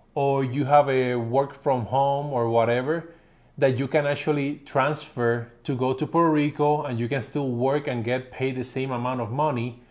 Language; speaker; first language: English; non-native, fluent; Spanish